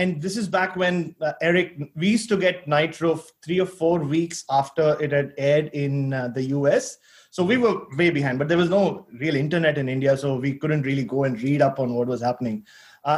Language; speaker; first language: English; non-native, local second language; Tamil